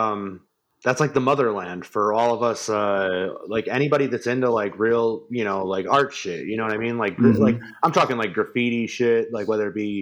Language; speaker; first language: English; native; English